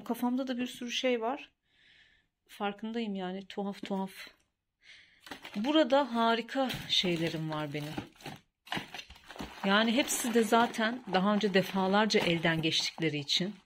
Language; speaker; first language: Turkish; native; Turkish